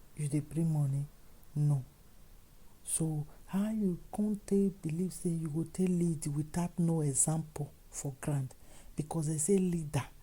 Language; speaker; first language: Nigerian Pidgin; native; Nigerian Pidgin